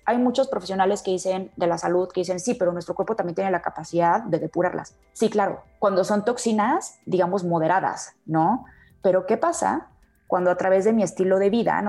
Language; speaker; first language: Spanish; native; Spanish